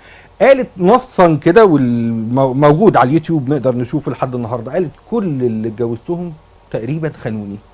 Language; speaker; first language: Arabic; native; Arabic